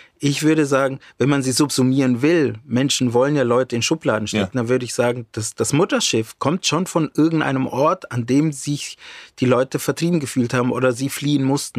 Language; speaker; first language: German; early bilingual, other home language; Romany